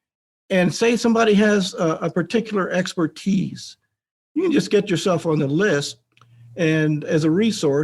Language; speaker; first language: English; native; English